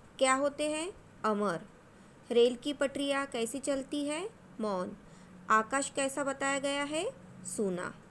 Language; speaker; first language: Hindi; non-native, local second language; Marathi